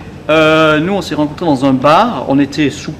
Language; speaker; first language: French; native; French